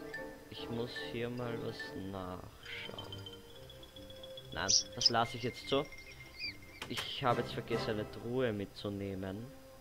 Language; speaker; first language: German; native; German